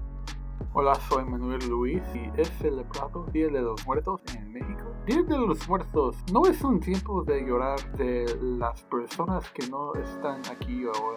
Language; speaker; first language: Spanish; early bilingual, heritage; Spanish